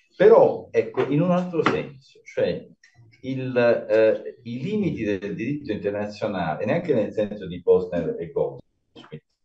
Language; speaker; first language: Italian; native; Italian